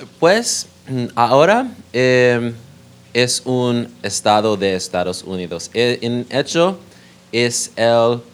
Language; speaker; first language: Spanish; non-native, learner; English